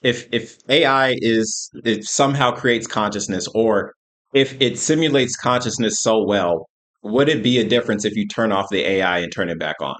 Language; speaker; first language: English; native; English